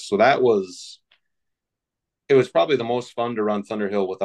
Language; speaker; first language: English; native; English